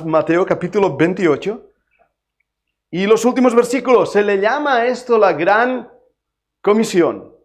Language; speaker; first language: Spanish; native; Spanish